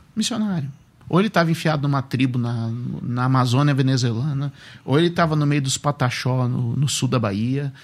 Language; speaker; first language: Portuguese; native; Portuguese